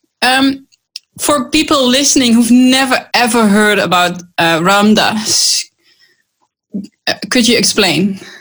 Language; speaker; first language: English; non-native, fluent; Dutch